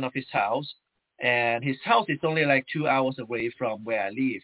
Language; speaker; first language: English; non-native, local second language; Chinese